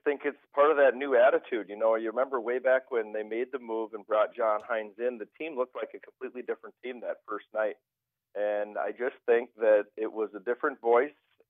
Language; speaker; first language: English; native; English